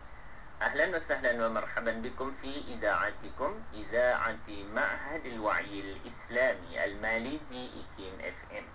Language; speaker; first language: Arabic; non-native, fluent; Malay